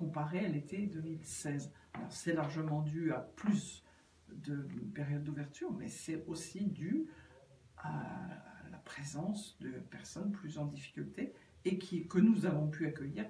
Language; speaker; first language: French; native; French